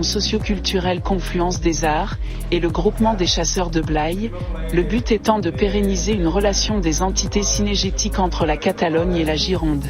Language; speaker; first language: French; native; French